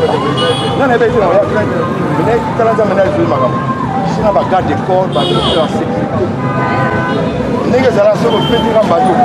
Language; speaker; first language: French; non-native, local second language; Lingala